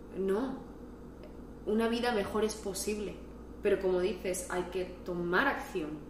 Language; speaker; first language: Spanish; native; Spanish